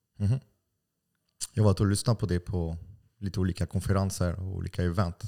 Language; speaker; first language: Swedish; non-native, fluent; French